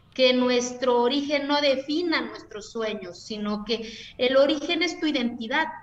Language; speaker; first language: Spanish; non-native, local second language; Zapotec